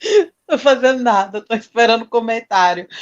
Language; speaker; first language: Portuguese; native; Portuguese